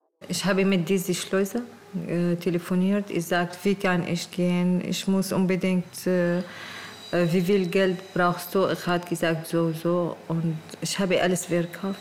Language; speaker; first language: German; non-native, learner; Arabic